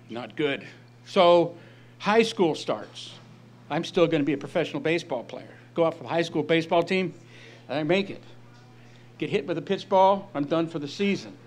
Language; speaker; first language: English; native; English